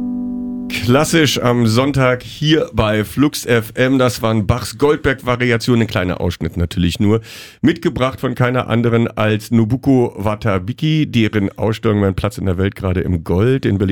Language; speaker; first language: German; native; German